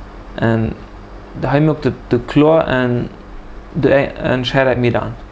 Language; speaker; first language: German; early bilingual, heritage; Plautdietsch